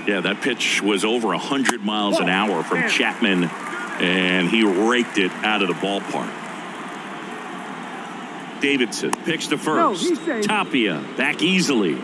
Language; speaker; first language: English; native; English